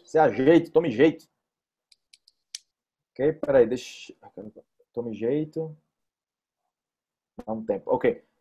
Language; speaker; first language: Portuguese; native; Portuguese